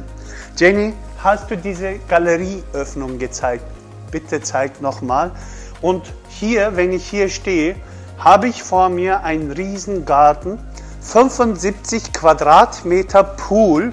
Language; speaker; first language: German; non-native, fluent; Turkish